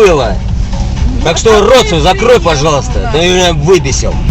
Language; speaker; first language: Russian; native; Russian